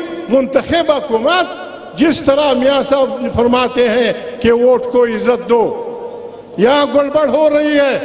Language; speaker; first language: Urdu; non-native, local second language; Pashto